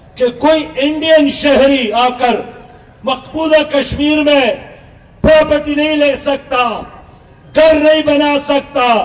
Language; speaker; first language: Urdu; non-native, local second language; Pashto